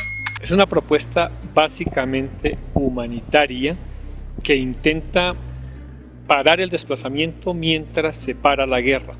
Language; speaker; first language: Spanish; native; Spanish